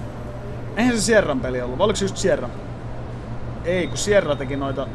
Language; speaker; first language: Finnish; native; Finnish